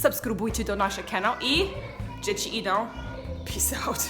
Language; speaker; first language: Polish; non-native, learner; English